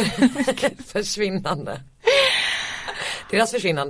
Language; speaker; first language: Swedish; native; Swedish